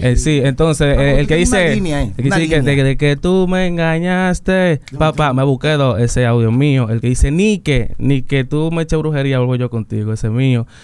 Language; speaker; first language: Spanish; native; Spanish